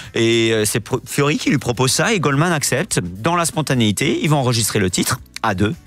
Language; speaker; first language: French; native; French